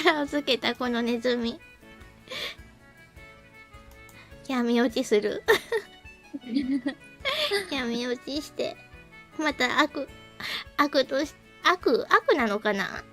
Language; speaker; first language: Japanese; native; Japanese